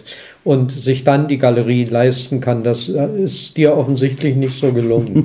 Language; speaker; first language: German; native; German